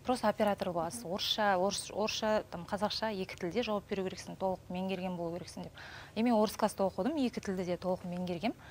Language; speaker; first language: Kazakh; native; Kazakh